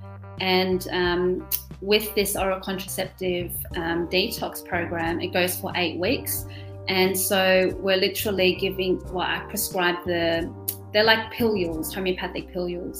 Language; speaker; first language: English; non-native, local second language; German